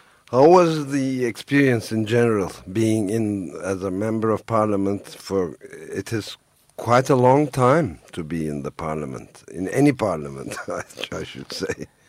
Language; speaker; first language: English; non-native, fluent; Turkish